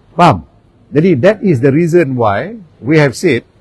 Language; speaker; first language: English; non-native, local second language; Malay